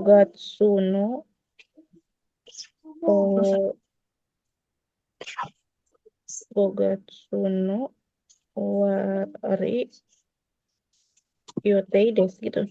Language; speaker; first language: Japanese; non-native, learner; Indonesian